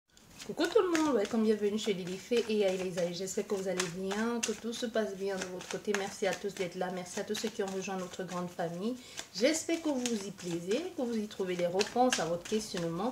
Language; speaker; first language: French; native; French